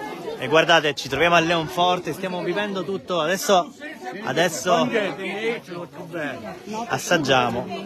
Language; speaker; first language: Italian; native; Italian